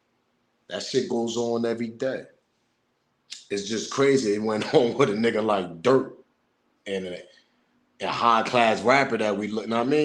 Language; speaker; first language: English; native; English